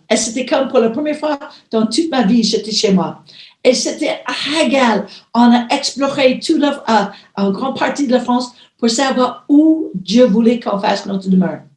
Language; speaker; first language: French; non-native, fluent; English